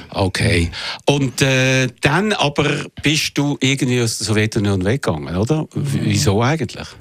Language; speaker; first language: German; native; German